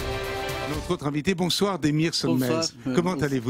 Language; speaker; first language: French; native; French